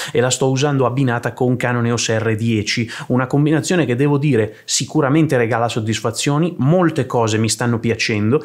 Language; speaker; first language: Italian; native; Italian